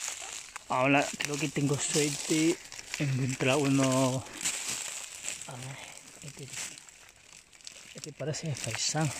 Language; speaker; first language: Spanish; non-native, learner; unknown